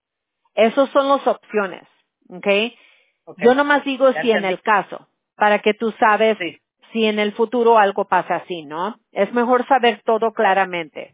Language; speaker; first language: Spanish; early bilingual, heritage; Spanish